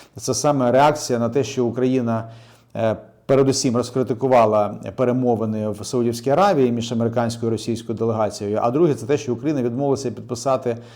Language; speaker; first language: Ukrainian; native; Ukrainian